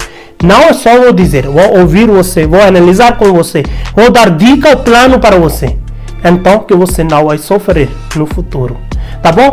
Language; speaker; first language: Portuguese; non-native, learner; Hindi